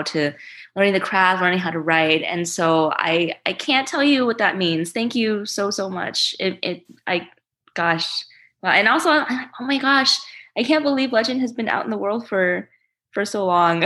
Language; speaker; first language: English; early bilingual, other home language; Chinese